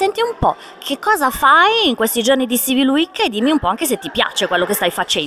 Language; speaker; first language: Italian; native; Italian